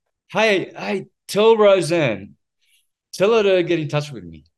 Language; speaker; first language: English; native; English